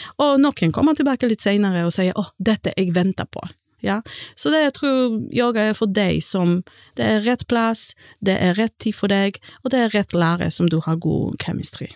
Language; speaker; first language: Norwegian; non-native, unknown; Polish